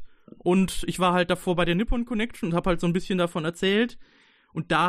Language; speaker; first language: German; native; German